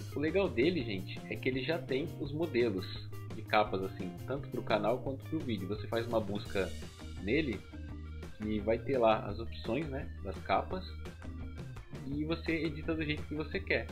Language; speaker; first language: Portuguese; native; Portuguese